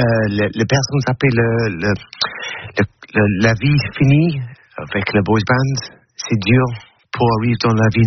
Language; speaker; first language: French; non-native, learner; English